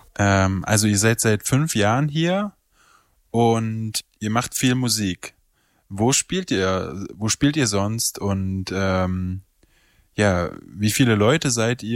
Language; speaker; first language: German; native; German